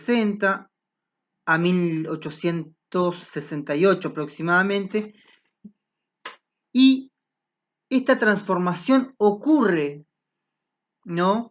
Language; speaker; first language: Spanish; native; Spanish